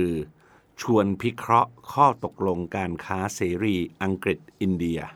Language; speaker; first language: Thai; native; Thai